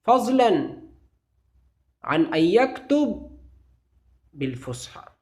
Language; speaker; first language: Arabic; non-native, fluent; Urdu